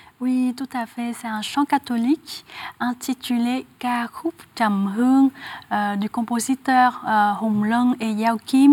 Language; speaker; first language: French; non-native, fluent; Vietnamese